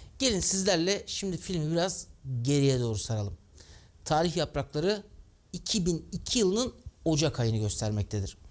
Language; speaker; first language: Turkish; native; Turkish